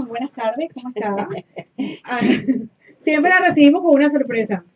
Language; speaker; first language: Spanish; native; Spanish